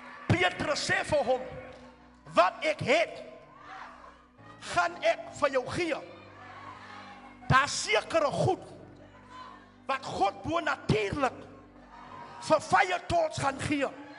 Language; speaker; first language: Afrikaans; early bilingual, heritage; Afrikaans